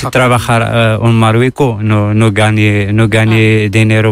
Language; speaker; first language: Spanish; non-native, learner; Arabic